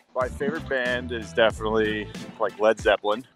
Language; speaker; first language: English; native; English